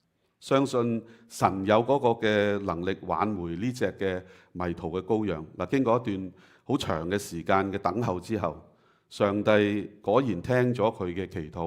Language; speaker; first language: Chinese; native; Chinese